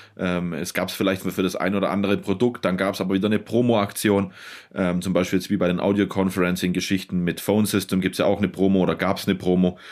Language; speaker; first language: German; native; German